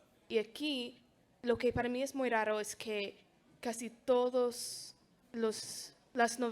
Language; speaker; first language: Spanish; non-native, fluent; English